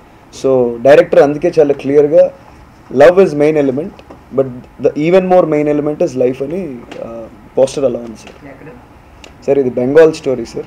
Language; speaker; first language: Telugu; native; Telugu